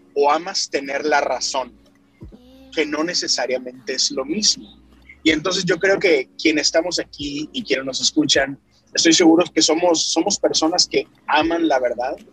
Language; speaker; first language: Spanish; native; Spanish